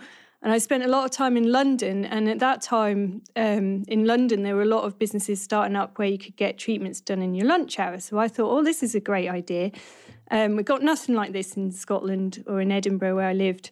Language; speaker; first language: English; native; English